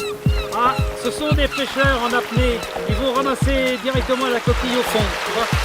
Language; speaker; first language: French; native; French